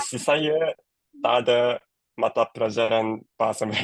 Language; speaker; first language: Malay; non-native, learner; Japanese